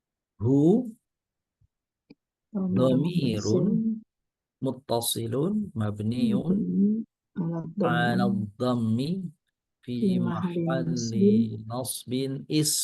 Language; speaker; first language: Arabic; non-native, fluent; Indonesian